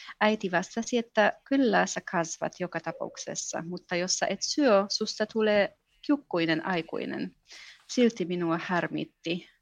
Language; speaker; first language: Finnish; non-native, fluent; Polish